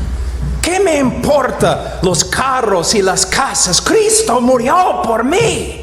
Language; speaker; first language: Spanish; non-native, fluent; English